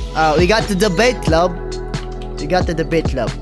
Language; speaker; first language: English; non-native, local second language; Filipino